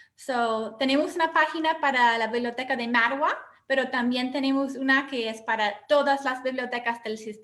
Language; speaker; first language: Spanish; non-native, fluent; English